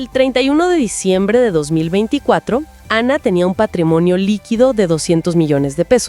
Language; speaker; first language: Spanish; native; Spanish